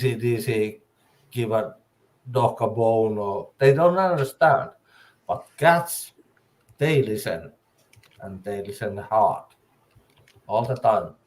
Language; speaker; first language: English; non-native, learner; Finnish